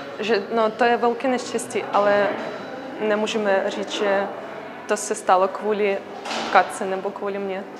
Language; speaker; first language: Czech; early bilingual, other home language; Ukrainian